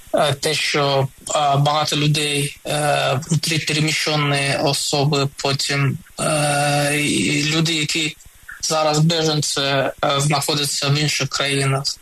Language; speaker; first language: Ukrainian; non-native, local second language; Russian